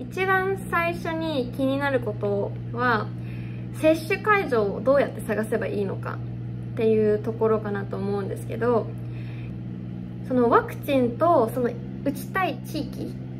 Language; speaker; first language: Japanese; early bilingual, heritage; Japanese